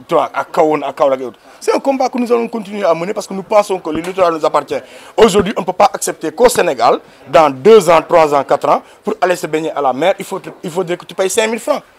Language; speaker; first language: French; non-native, local second language; Wolof